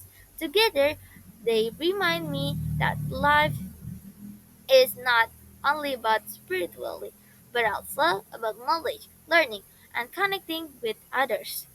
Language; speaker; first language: English; non-native, learner; Indonesian